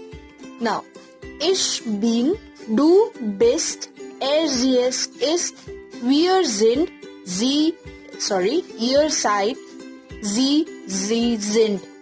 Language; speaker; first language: German; non-native, learner; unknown